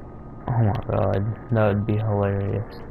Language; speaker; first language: English; native; English